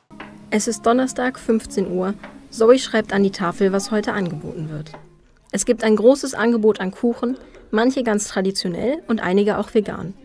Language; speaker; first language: German; native; German